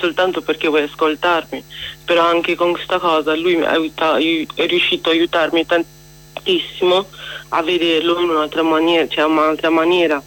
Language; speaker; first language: Italian; non-native, fluent; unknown